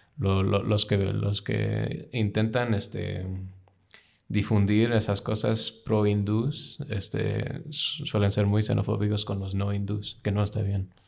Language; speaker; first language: Spanish; non-native, fluent; English